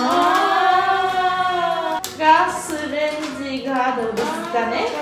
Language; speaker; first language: Japanese; non-native, learner; Vietnamese